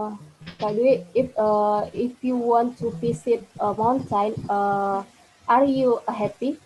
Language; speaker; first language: English; non-native, learner; Indonesian